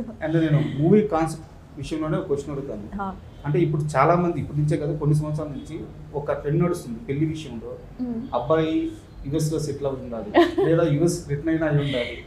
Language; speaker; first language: Telugu; native; Telugu